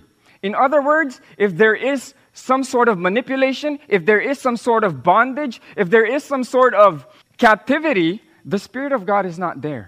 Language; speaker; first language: English; non-native, local second language; Filipino